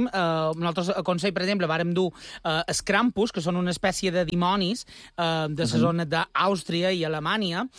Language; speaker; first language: Catalan; native; Catalan